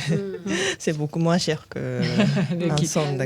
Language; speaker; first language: French; non-native, learner; Japanese